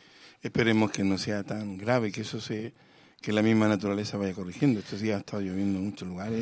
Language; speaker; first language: Spanish; native; Spanish